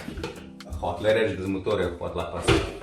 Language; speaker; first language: Slovenian; native; Slovenian